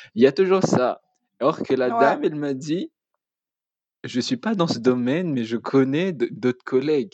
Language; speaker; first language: French; non-native, local second language; Malagasy